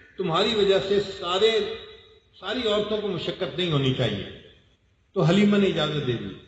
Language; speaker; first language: Urdu; non-native, local second language; Punjabi